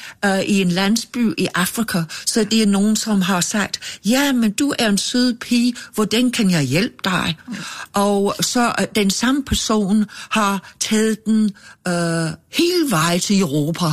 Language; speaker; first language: Danish; non-native, fluent; English